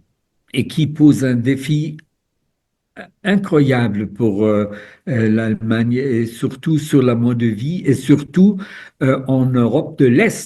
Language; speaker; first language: French; non-native, fluent; German